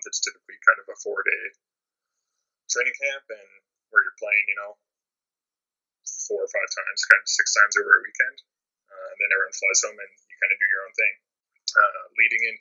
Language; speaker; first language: English; native; English